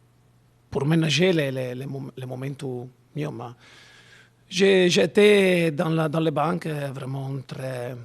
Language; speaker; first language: French; non-native, learner; Italian